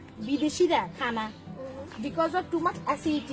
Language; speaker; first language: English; non-native, learner; Bangla